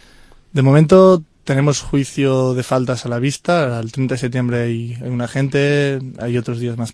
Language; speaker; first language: Spanish; native; Spanish